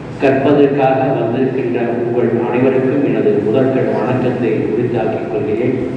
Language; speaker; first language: Tamil; non-native, local second language; Kannada